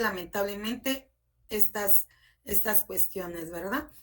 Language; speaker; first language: Spanish; native; Spanish